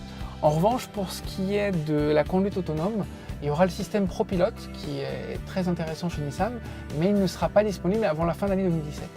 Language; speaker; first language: French; native; French